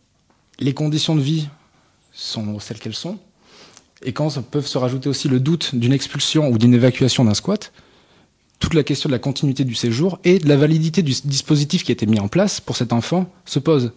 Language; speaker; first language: French; native; French